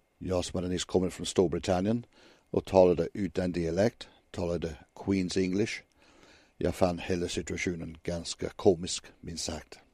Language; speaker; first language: Swedish; non-native, fluent; English